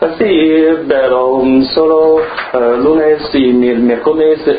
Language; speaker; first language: Spanish; non-native, learner; Chinese